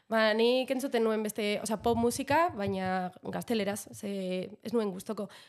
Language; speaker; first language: Basque; non-native, local second language; Spanish